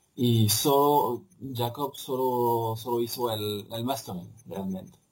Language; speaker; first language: Spanish; non-native, fluent; French